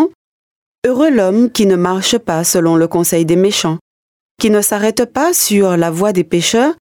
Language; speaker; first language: French; native; French